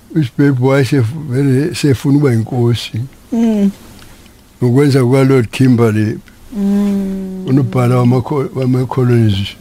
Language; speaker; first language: Zulu; native; Zulu